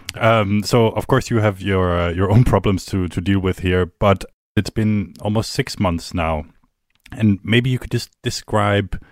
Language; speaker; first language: English; non-native, fluent; Danish